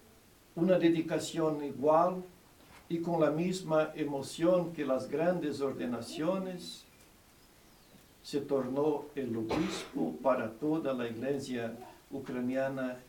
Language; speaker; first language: Spanish; non-native, fluent; Portuguese